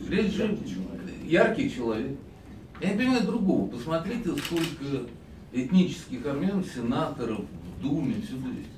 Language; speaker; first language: Russian; native; Russian